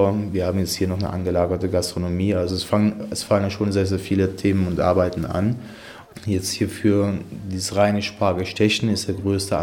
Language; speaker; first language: German; native; German